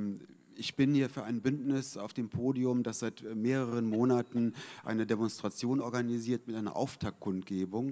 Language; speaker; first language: German; native; German